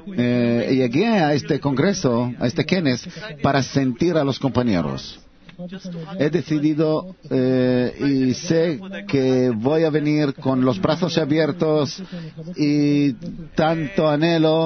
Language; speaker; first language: Spanish; non-native, learner; Hebrew